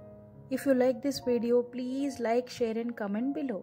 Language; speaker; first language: English; non-native, local second language; Kannada